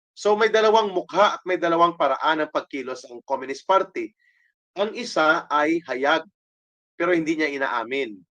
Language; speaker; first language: Filipino; non-native, local second language; Hiligaynon